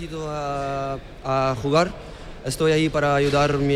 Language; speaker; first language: Spanish; non-native, fluent; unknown